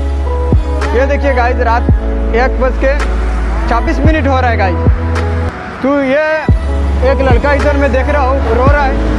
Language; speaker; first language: Hindi; non-native, local second language; Bangla